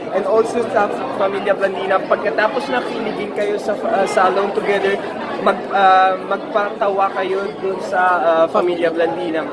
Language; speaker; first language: Filipino; early bilingual, heritage; Italian